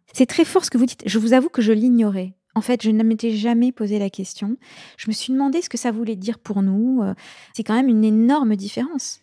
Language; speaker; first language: French; native; French